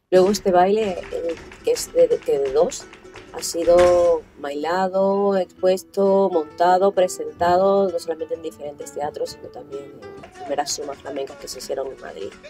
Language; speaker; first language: Spanish; native; Spanish